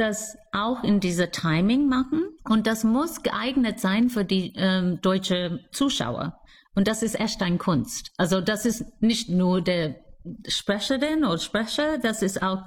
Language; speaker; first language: German; non-native, fluent; English